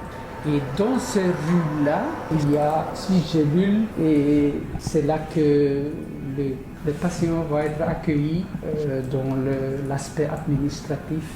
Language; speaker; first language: French; non-native, local second language; Dutch